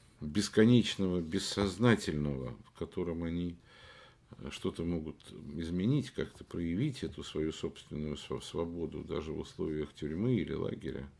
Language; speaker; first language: Russian; native; Russian